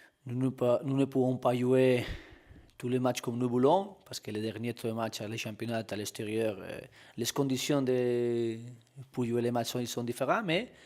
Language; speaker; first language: French; non-native, learner; Spanish